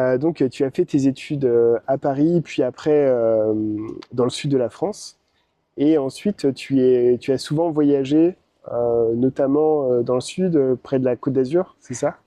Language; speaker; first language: French; native; French